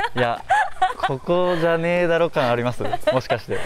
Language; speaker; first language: Japanese; native; Japanese